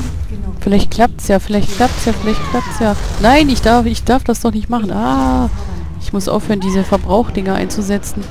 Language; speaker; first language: German; native; German